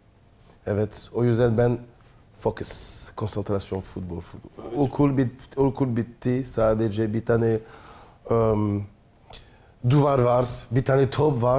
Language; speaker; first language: Turkish; non-native, learner; French